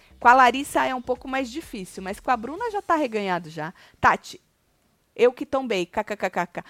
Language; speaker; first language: Portuguese; native; Portuguese